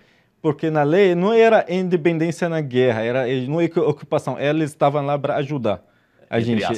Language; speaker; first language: Portuguese; non-native, fluent; Arabic